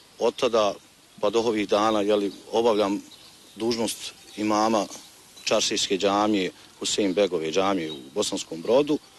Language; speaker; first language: Bosnian; native; Bosnian